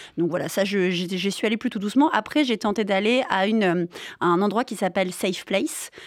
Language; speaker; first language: French; native; French